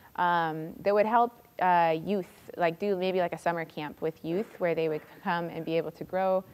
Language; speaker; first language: English; native; English